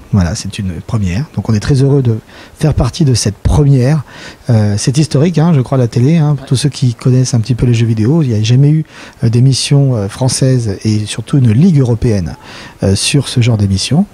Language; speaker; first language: French; native; French